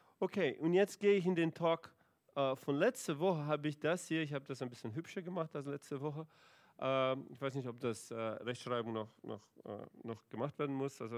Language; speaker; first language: German; non-native, fluent; Portuguese